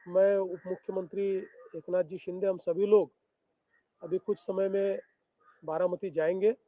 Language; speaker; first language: Hindi; non-native, local second language; Marathi